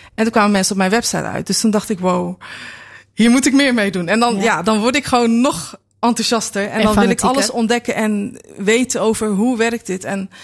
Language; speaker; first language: Dutch; native; Dutch